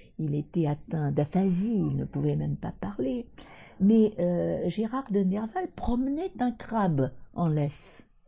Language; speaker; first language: French; non-native, fluent; Russian